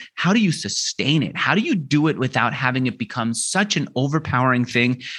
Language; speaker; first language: English; native; English